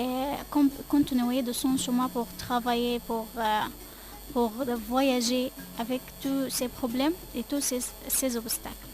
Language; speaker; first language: French; non-native, learner; Arabic